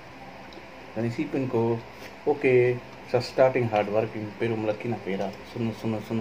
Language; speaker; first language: Filipino; non-native, learner; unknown